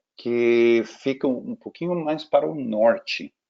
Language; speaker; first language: Portuguese; non-native, fluent; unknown